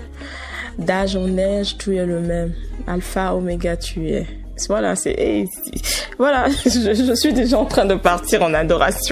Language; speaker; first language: French; non-native, local second language; Ewe